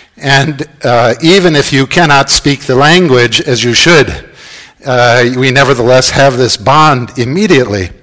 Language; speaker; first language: English; native; English